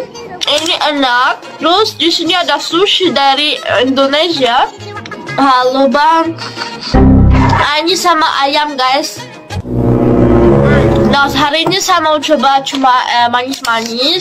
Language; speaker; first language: Indonesian; non-native, fluent; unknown